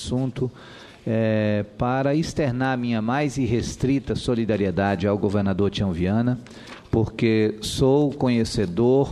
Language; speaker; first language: Portuguese; native; Portuguese